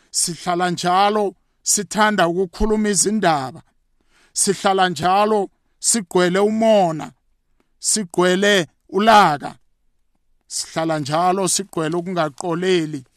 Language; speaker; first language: Zulu; non-native, local second language; South Ndebele